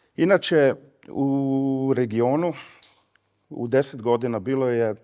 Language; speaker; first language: Serbian; non-native, fluent; Slovenian